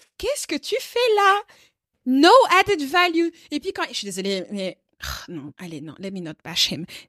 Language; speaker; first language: French; native; French